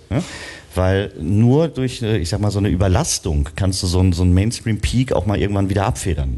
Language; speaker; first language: German; native; German